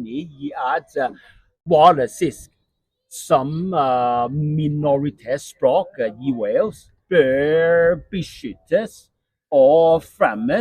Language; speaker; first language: Norwegian; non-native, learner; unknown